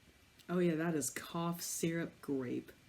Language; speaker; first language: English; native; English